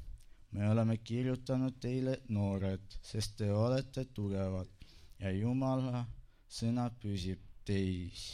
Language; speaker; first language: Estonian; non-native, local second language; Russian